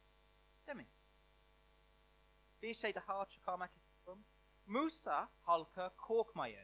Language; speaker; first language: Turkish; non-native, learner; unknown